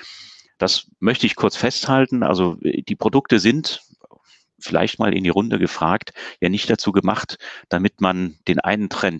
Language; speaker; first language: German; native; German